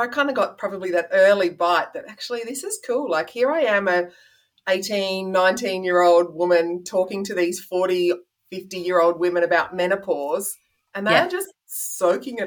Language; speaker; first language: English; native; English